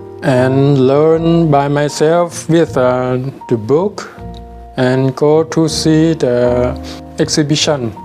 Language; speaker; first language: English; non-native, learner; Thai